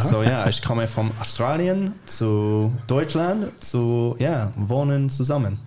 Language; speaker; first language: German; non-native, learner; English